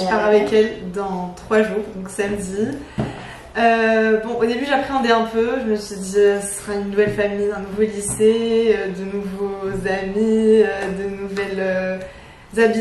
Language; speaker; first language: French; non-native, local second language; Arabic